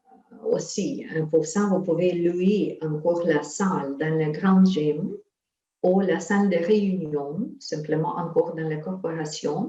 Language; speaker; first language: French; non-native, fluent; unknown